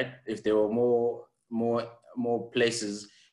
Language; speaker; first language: English; non-native, local second language; Shona